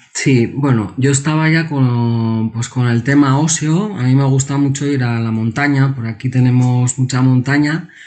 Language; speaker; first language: Spanish; non-native, local second language; Basque